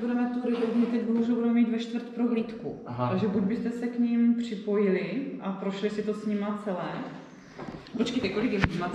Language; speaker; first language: Czech; native; Czech